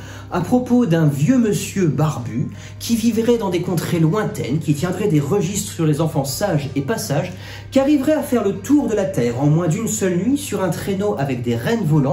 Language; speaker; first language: French; native; French